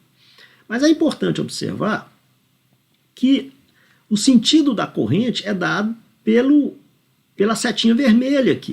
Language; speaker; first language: Portuguese; native; Portuguese